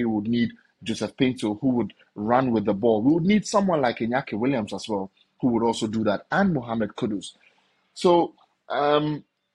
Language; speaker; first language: English; non-native, local second language; Akan